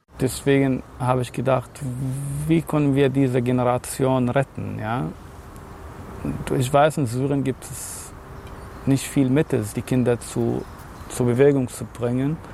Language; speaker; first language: German; non-native, fluent; Arabic